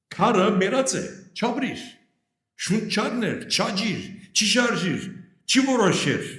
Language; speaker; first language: Armenian; early bilingual, heritage; Armenian